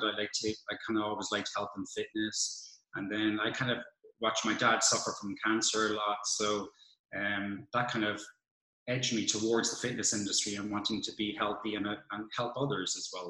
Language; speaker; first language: English; native; English